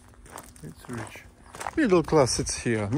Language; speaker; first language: English; non-native, learner; Russian